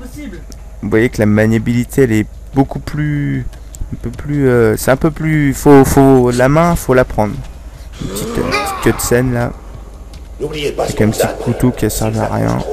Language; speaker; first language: French; native; French